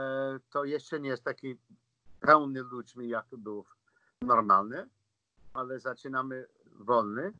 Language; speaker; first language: Polish; non-native, learner; English